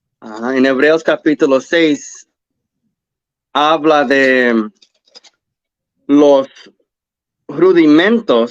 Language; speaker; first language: Spanish; early bilingual, heritage; English